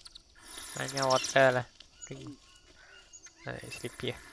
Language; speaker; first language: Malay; non-native, local second language; Chinese